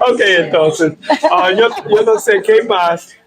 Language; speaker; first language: Spanish; non-native, learner; English